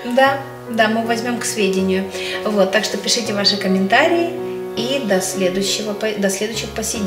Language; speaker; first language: Russian; native; Russian